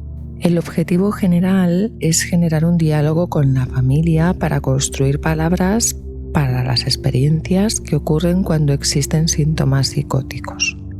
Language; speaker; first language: Spanish; native; Spanish